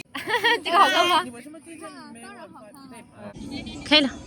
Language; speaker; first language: Chinese; non-native, fluent; Urdu